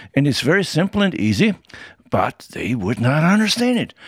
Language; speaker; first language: English; non-native, fluent; German